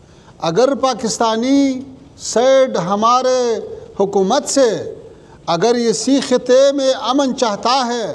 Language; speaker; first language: Hindi; non-native, fluent; Pashto